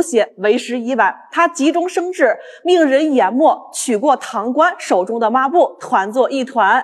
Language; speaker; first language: Chinese; native; Chinese